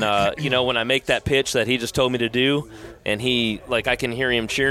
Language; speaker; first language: English; native; English